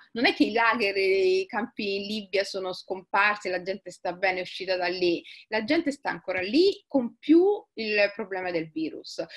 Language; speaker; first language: Italian; early bilingual, other home language; Somali